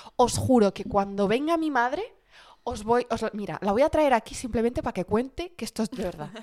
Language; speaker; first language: Spanish; early bilingual, other home language; Arabic